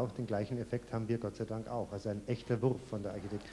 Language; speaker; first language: German; native; German